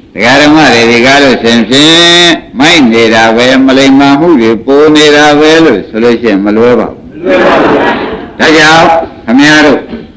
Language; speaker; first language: Burmese; native; Burmese